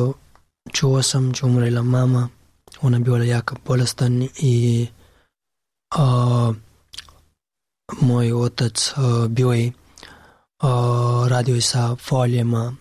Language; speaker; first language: Serbian; non-native, learner; Pashto